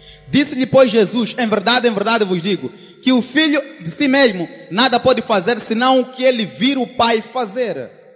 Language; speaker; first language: Portuguese; native; Portuguese